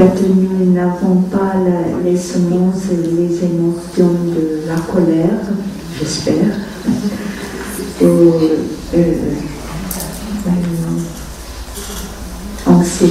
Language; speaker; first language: French; non-native, fluent; Vietnamese